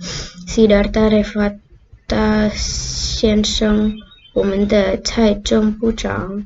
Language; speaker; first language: Chinese; non-native, learner; Indonesian